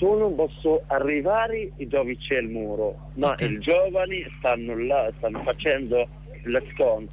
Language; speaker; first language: Italian; non-native, learner; Arabic